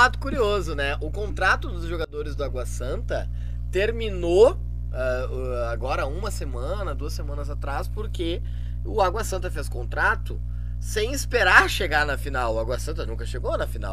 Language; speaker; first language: Portuguese; native; Portuguese